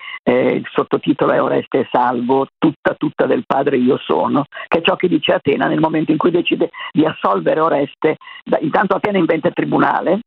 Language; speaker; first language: Italian; native; Italian